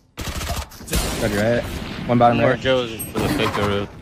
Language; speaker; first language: English; early bilingual, heritage; Turkish